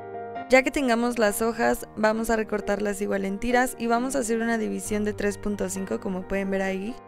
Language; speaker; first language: Spanish; native; Spanish